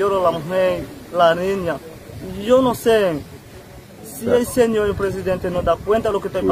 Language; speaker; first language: Spanish; non-native, learner; Haitian Creole